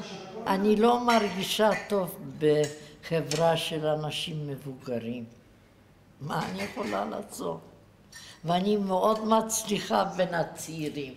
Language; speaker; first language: Hebrew; non-native, fluent; Yiddish